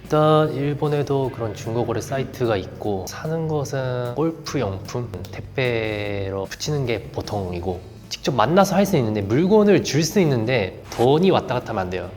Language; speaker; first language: Korean; non-native, fluent; Japanese